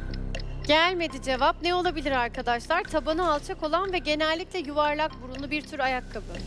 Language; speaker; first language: Turkish; native; Turkish